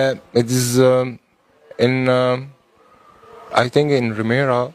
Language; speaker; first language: English; non-native, learner; Arabic